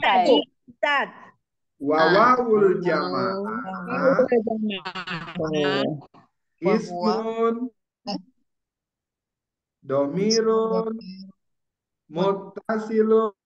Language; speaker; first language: Arabic; non-native, fluent; Indonesian